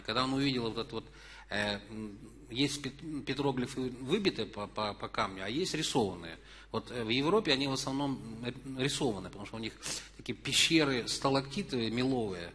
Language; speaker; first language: Russian; native; Russian